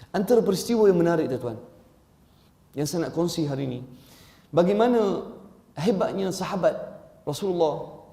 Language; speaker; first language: Malay; non-native, fluent; Arabic